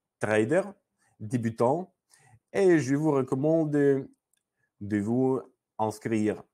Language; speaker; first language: French; non-native, learner; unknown